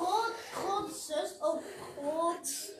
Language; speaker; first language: Dutch; non-native, learner; French